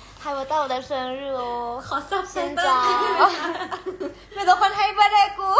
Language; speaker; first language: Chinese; non-native, learner; Thai